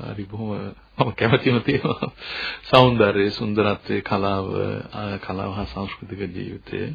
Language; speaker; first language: Sinhala; native; Sinhala